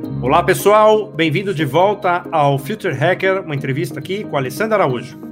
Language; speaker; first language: Portuguese; native; Portuguese